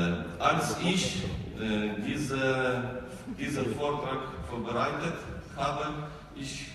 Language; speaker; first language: German; non-native, learner; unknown